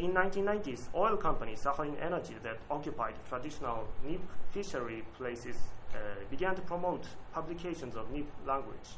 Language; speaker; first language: English; non-native, learner; Japanese